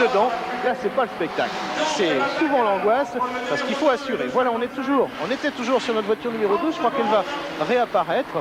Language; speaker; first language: French; native; French